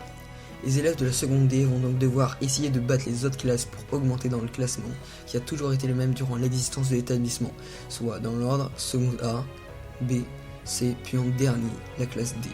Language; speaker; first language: French; native; French